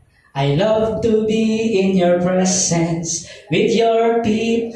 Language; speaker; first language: English; non-native, local second language; Filipino